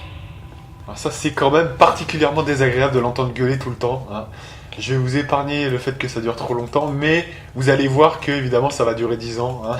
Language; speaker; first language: French; native; French